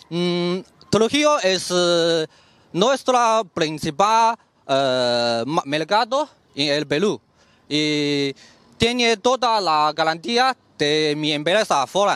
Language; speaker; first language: Spanish; non-native, learner; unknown